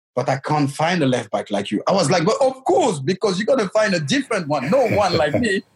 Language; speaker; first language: English; non-native, fluent; French